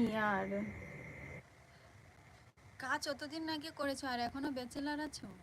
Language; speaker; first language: Bangla; non-native, local second language; Santali